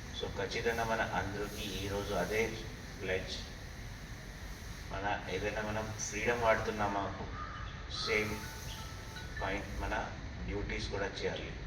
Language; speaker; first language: Telugu; non-native, local second language; Hindi